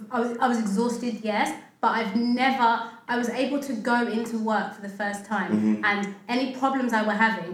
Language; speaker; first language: English; native; English